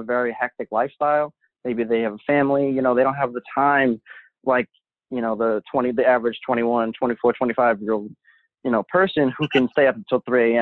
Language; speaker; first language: English; native; English